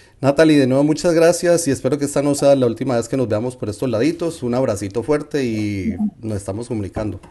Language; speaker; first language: Spanish; native; Spanish